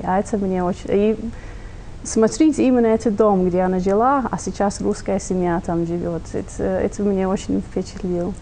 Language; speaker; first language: Russian; non-native, fluent; English